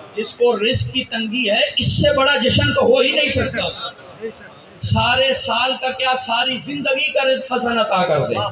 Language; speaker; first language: Urdu; native; Urdu